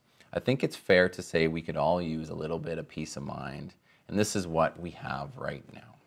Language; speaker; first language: English; native; English